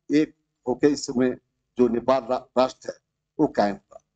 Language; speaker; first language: Hindi; non-native, local second language; Bhojpuri